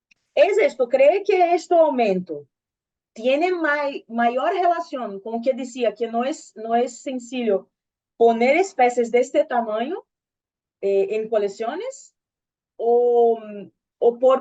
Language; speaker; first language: Spanish; non-native, learner; Portuguese